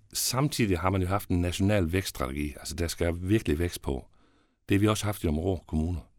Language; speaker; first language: Danish; native; Danish